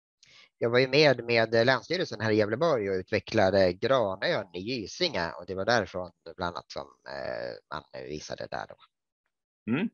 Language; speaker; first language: Swedish; native; Swedish